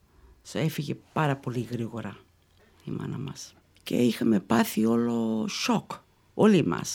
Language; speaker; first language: Greek; early bilingual, heritage; Greek